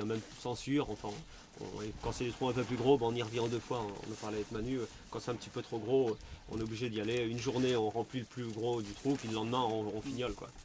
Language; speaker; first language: French; native; French